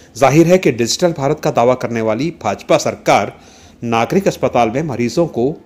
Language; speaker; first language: Hindi; native; Hindi